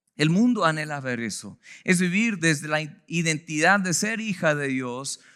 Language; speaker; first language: Spanish; non-native, fluent; English